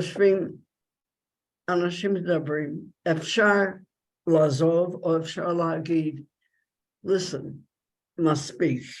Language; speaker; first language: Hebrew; non-native, learner; English